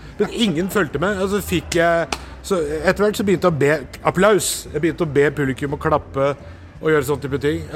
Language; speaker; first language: Norwegian; early bilingual, other home language; Urdu